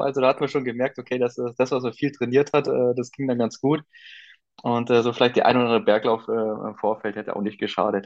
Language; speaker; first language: German; native; German